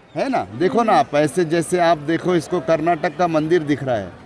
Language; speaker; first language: Hindi; non-native, local second language; Marathi